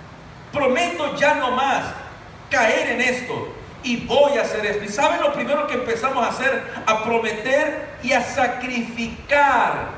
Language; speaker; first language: Spanish; native; Spanish